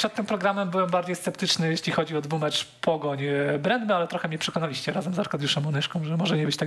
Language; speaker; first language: Polish; native; Polish